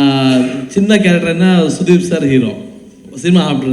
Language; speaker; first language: Tamil; non-native, learner; Kannada